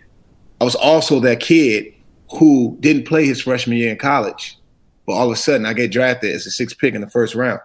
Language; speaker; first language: English; native; English